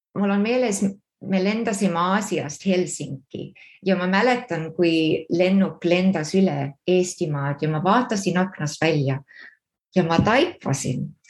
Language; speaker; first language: Estonian; early bilingual, heritage; Estonian